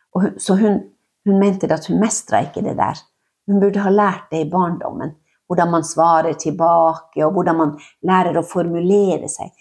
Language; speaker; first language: Norwegian; non-native, local second language; Northern Sami